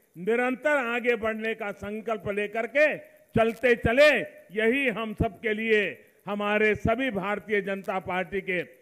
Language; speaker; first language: Hindi; non-native, local second language; Gujarati